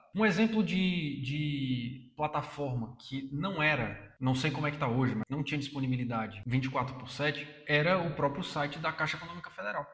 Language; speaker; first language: Portuguese; native; Portuguese